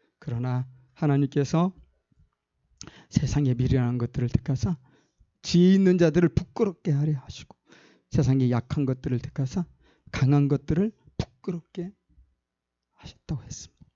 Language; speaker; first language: Korean; native; Korean